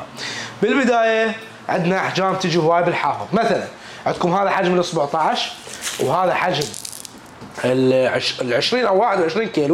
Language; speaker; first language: Arabic; native; Arabic